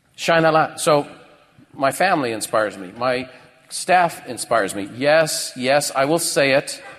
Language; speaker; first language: English; native; English